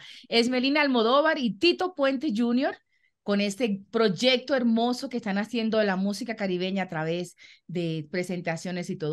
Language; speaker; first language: Spanish; native; Spanish